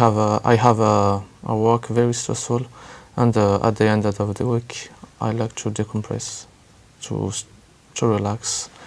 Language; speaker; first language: English; non-native, learner; French